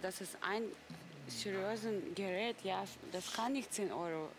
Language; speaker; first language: German; non-native, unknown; Russian